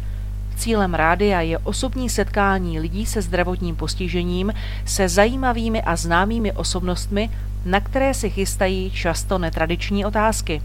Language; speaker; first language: Czech; native; Czech